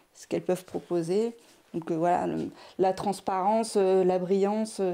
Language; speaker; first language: French; native; French